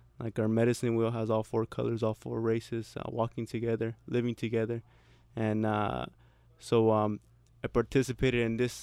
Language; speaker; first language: English; early bilingual, other home language; Spanish